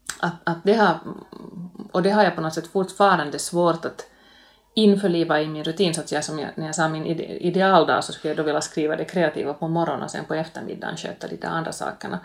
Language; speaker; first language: Swedish; native; Swedish